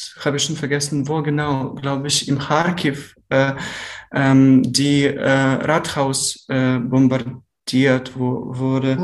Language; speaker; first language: German; non-native, learner; Ukrainian